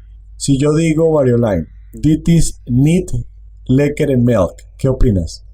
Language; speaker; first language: Dutch; non-native, learner; Spanish